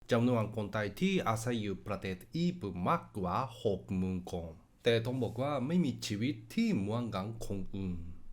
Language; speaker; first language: Thai; non-native, learner; Japanese